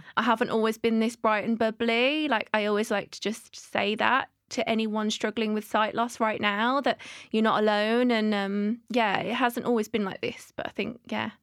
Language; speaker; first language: English; native; English